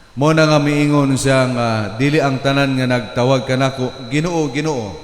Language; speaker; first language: Cebuano; native; Cebuano